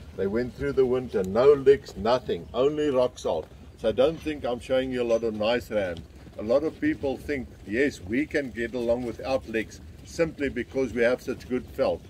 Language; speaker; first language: English; non-native, local second language; Afrikaans